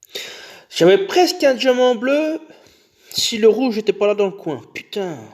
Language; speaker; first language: French; native; French